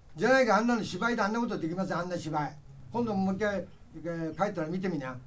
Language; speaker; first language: Japanese; native; Japanese